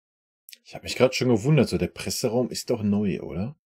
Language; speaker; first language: German; native; German